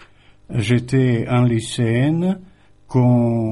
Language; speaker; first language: French; non-native, fluent; Croatian